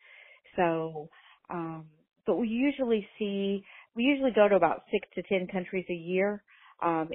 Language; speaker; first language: English; native; English